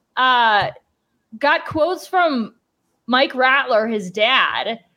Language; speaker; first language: English; native; English